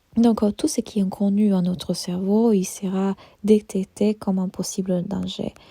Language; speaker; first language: French; non-native, fluent; Italian